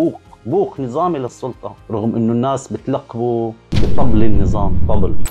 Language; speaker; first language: Arabic; native; Arabic